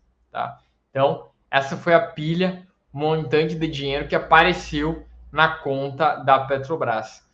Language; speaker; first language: Portuguese; native; Portuguese